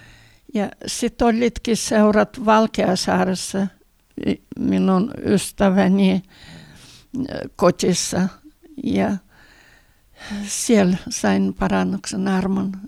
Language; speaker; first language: Finnish; early bilingual, heritage; Finnish